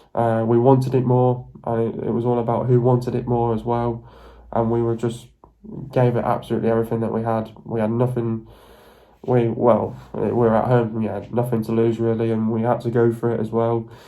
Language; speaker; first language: English; native; English